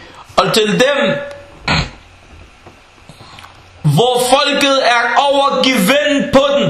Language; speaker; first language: Danish; non-native, fluent; Arabic